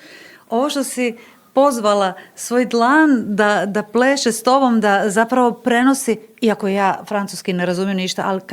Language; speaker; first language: Bosnian; native; Bosnian